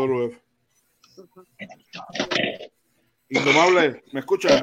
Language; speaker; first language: Spanish; native; Spanish